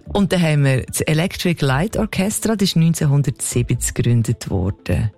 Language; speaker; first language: German; native; German